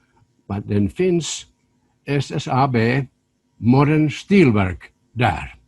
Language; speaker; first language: Swedish; non-native, local second language; Finnish